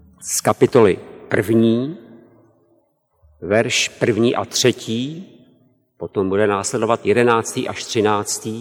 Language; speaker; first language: Czech; native; Czech